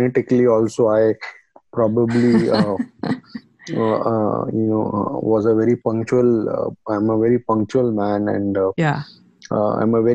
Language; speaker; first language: English; non-native, local second language; Marathi